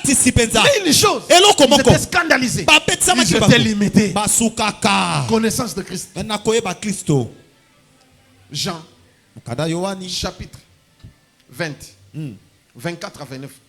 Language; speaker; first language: French; non-native, local second language; Lingala